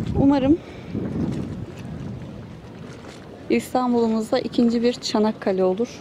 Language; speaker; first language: Turkish; native; Turkish